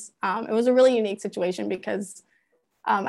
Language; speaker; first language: English; native; English